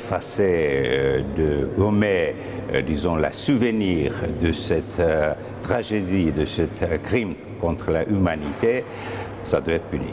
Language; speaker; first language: French; non-native, fluent; Armenian